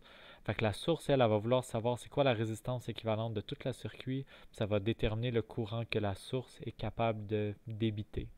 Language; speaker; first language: French; native; French